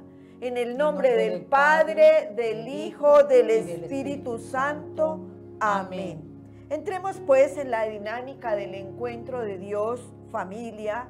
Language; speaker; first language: Spanish; native; Spanish